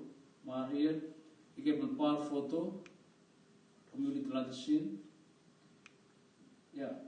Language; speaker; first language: Dutch; non-native, fluent; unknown